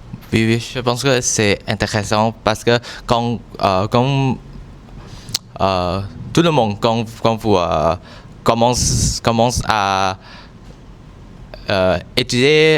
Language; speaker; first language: French; non-native, learner; Thai